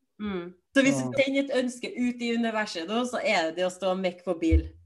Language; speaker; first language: Norwegian; native; Norwegian